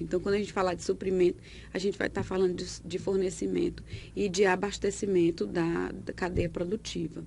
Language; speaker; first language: Portuguese; native; Portuguese